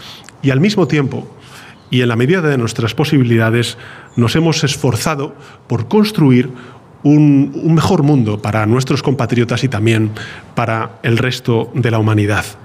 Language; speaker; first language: Spanish; native; Spanish